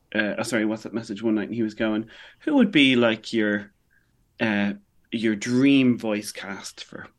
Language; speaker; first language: English; native; English